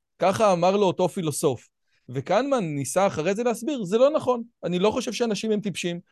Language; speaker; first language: Hebrew; native; Hebrew